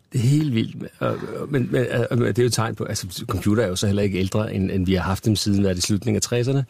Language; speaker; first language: Danish; native; Danish